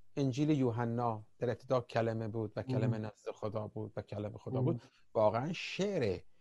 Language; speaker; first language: Persian; native; Persian